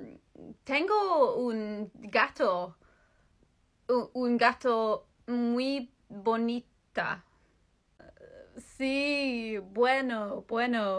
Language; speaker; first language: Spanish; non-native, learner; English